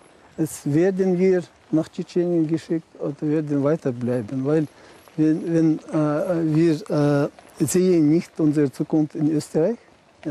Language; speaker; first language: German; non-native, learner; Chechen